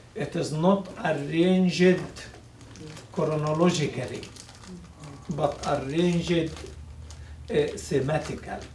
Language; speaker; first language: English; non-native, fluent; Arabic